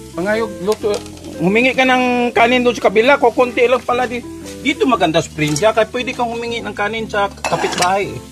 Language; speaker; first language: Filipino; non-native, local second language; Cebuano